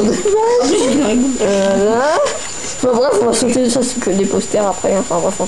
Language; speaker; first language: French; native; French